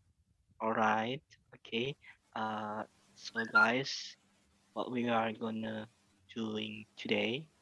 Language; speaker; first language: English; non-native, learner; Indonesian